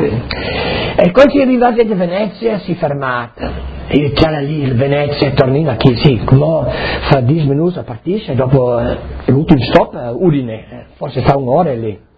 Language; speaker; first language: Italian; non-native, learner; Friulian